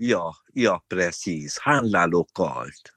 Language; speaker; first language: Swedish; non-native, learner; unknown